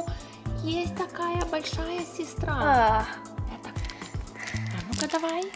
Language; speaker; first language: Russian; native; Russian